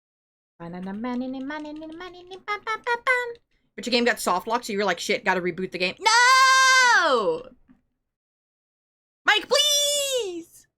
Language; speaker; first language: English; native; English